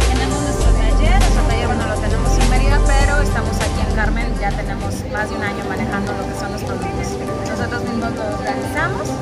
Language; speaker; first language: Spanish; native; Spanish